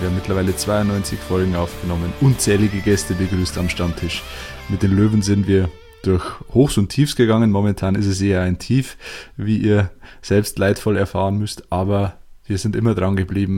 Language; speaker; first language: German; native; German